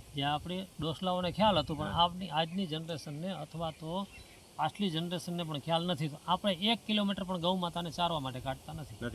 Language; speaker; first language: Gujarati; non-native, local second language; Kachhi